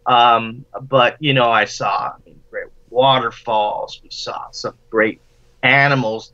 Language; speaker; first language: English; native; English